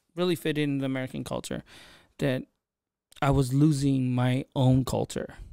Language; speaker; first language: English; native; English